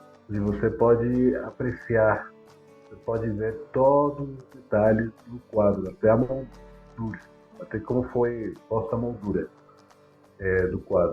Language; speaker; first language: Portuguese; non-native, fluent; Spanish